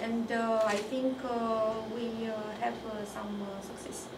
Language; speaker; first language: English; non-native, fluent; Romanian